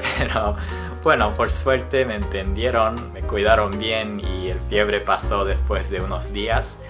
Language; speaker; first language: Spanish; non-native, fluent; Japanese